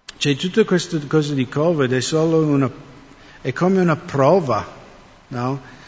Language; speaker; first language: Italian; non-native, fluent; English